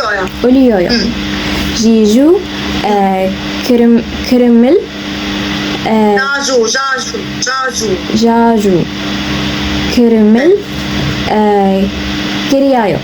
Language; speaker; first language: Korean; non-native, learner; Arabic